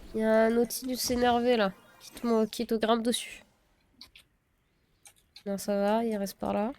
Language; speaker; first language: French; native; French